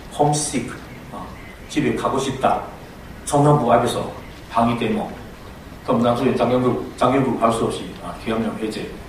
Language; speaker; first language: Korean; non-native, fluent; Chinese